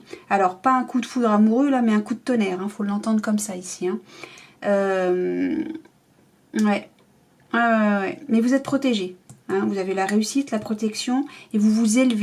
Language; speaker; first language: French; native; French